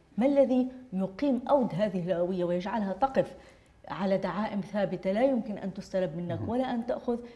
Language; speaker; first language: Arabic; native; Arabic